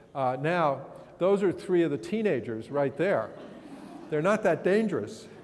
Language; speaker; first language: English; native; English